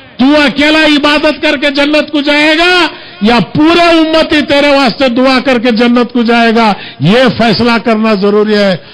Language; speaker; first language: Urdu; native; Urdu